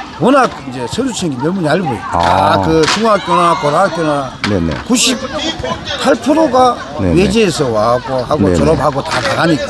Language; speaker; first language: Korean; native; Korean